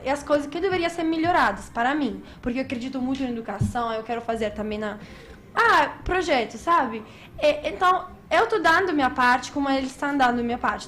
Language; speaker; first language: Portuguese; non-native, fluent; Italian